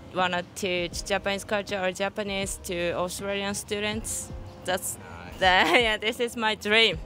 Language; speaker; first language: English; non-native, fluent; Japanese